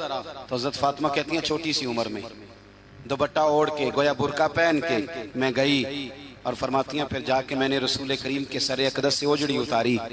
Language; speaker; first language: Urdu; non-native, local second language; Punjabi